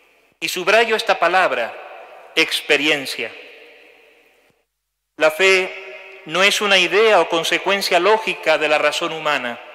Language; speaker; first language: Spanish; native; Spanish